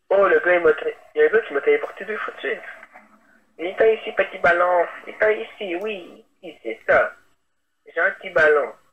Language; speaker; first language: French; native; French